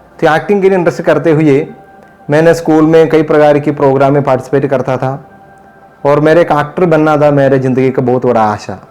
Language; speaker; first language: Hindi; non-native, local second language; Malayalam